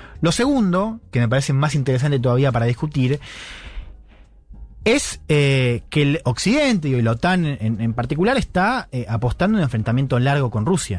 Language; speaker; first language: Spanish; native; Spanish